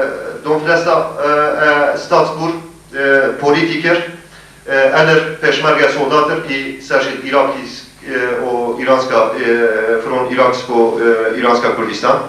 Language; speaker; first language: Swedish; non-native, fluent; Kurdish